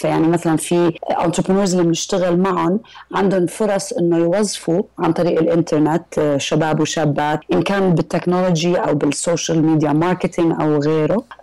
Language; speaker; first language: Arabic; early bilingual, heritage; Arabic